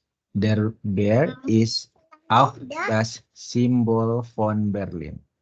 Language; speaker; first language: German; non-native, learner; Indonesian